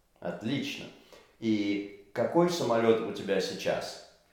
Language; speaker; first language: Russian; native; Russian